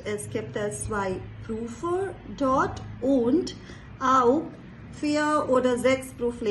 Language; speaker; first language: German; non-native, fluent; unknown